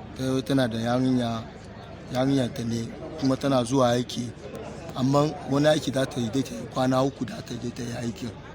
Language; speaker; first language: Hausa; non-native, local second language; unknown